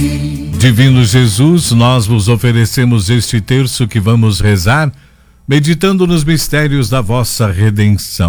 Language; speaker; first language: Portuguese; native; Portuguese